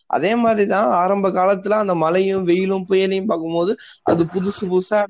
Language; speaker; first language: Tamil; native; Tamil